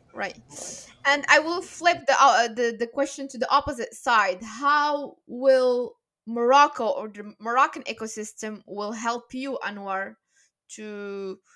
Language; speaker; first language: English; non-native, fluent; Arabic